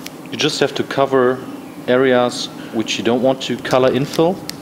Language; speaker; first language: English; non-native, fluent; German